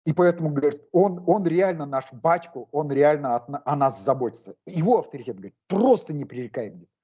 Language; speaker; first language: Russian; non-native, local second language; Kazakh